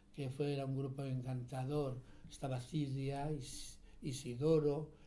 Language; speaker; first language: Spanish; native; Spanish